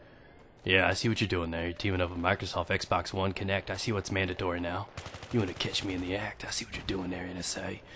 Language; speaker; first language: English; native; English